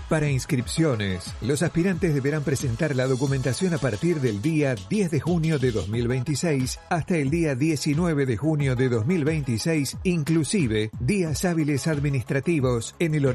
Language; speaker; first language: Spanish; native; Spanish